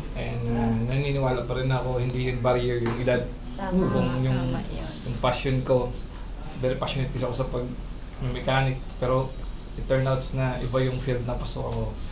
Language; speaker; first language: Filipino; non-native, local second language; Bikol